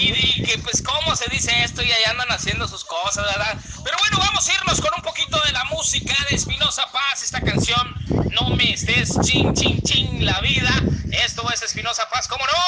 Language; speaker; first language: Spanish; native; Spanish